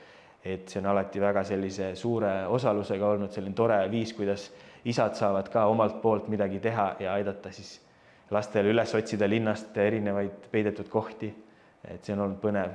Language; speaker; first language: Estonian; native; Estonian